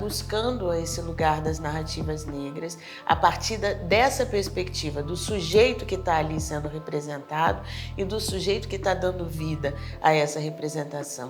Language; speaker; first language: Portuguese; native; Portuguese